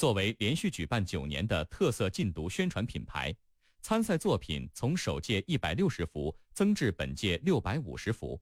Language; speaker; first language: Chinese; native; Chinese